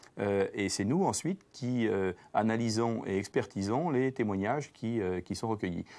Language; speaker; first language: French; native; French